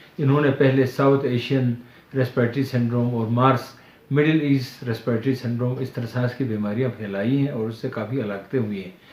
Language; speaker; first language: Urdu; non-native, local second language; Balti